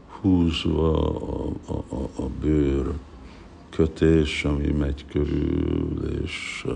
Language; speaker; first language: Hungarian; early bilingual, heritage; Hungarian